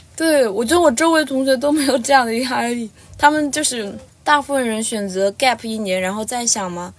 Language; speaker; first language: Chinese; non-native, local second language; Tibetan